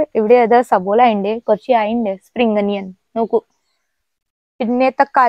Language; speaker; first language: Malayalam; non-native, learner; Hindi